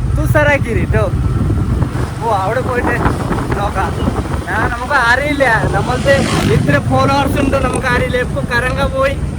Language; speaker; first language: Malayalam; native; Malayalam